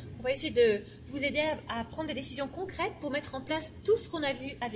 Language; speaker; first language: French; native; French